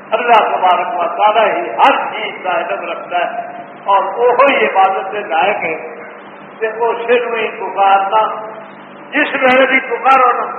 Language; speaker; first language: Urdu; non-native, local second language; Punjabi